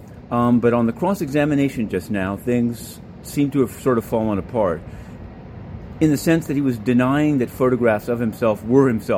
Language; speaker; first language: English; native; English